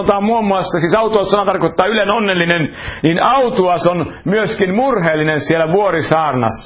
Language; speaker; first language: Finnish; native; Finnish